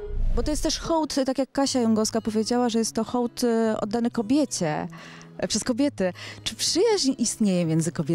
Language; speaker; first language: Polish; native; Polish